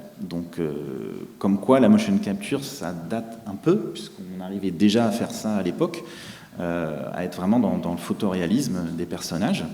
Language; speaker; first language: French; native; French